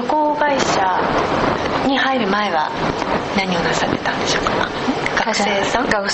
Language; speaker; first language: Japanese; native; Japanese